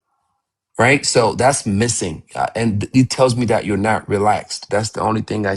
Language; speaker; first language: English; non-native, fluent; Amharic